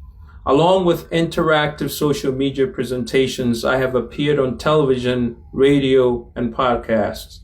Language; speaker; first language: English; non-native, local second language; Akan